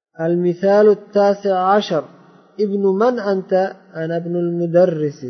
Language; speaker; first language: Arabic; non-native, fluent; Uzbek